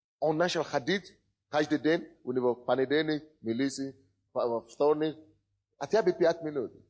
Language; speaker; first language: Russian; non-native, fluent; Yoruba